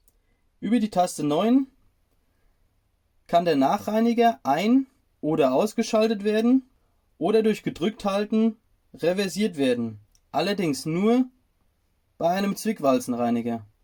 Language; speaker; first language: German; native; German